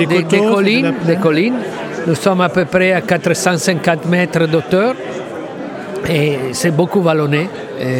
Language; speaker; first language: French; non-native, fluent; Italian